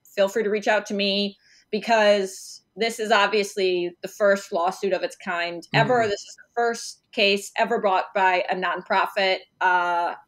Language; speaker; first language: English; native; English